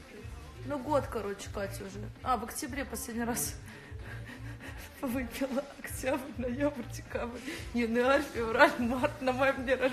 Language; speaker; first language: Russian; native; Russian